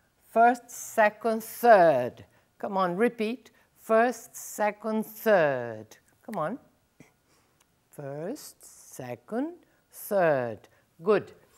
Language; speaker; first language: English; non-native, fluent; Portuguese